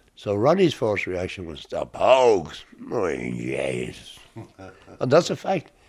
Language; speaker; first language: English; native; English